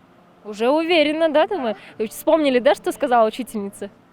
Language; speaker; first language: Russian; native; Russian